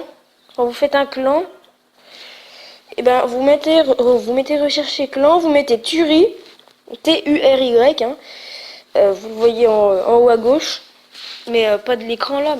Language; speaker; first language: French; native; French